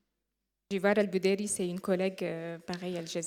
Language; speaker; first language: French; non-native, fluent; Arabic